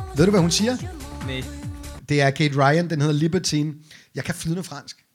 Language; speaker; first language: Danish; non-native, fluent; Arabic